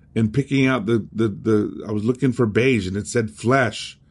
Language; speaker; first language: English; early bilingual, other home language; Spanish